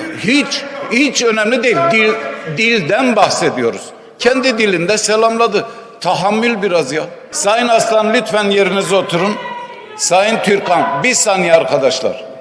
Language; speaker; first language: Turkish; native; Turkish